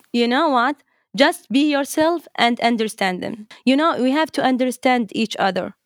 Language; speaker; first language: English; non-native, fluent; Arabic